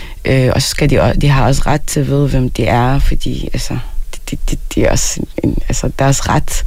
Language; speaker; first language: Danish; non-native, fluent; Arabic